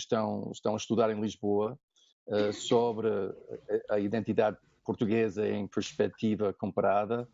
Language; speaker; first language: Portuguese; non-native, fluent; English